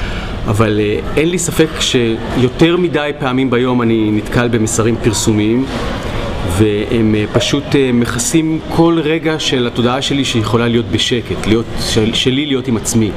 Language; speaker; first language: Hebrew; native; Hebrew